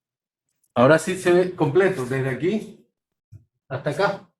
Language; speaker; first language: Spanish; native; Spanish